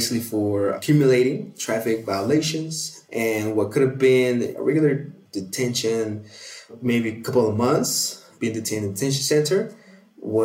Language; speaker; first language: English; native; English